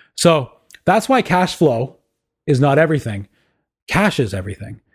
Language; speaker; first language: English; native; English